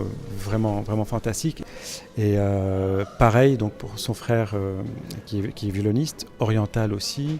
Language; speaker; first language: French; non-native, local second language; Arabic